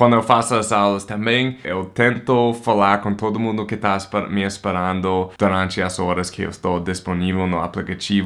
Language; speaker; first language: Portuguese; non-native, fluent; English